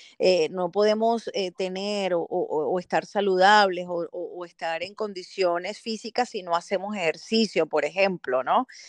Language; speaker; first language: Spanish; native; Spanish